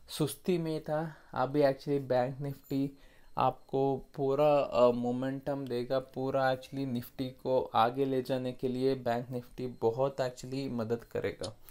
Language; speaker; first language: Hindi; non-native, local second language; Kannada